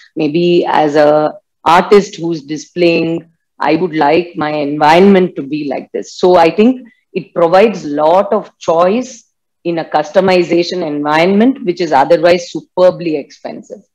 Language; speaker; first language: English; non-native, local second language; Tamil